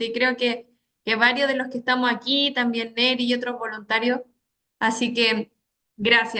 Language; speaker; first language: Spanish; native; Spanish